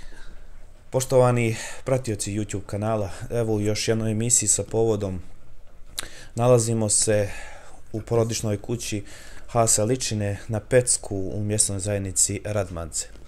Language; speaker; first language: Croatian; native; Croatian